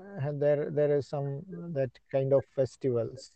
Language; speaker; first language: English; non-native, learner; Malayalam